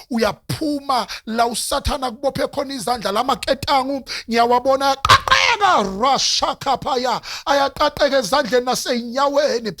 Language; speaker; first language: Zulu; non-native, local second language; Northern Sotho